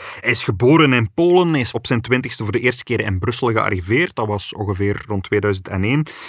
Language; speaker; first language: Dutch; native; Dutch